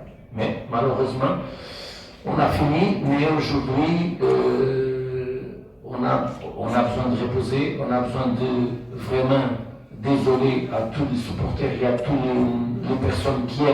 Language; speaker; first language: French; non-native, fluent; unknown